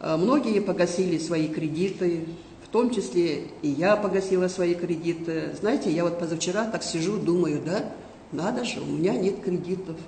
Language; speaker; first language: Russian; non-native, local second language; Kazakh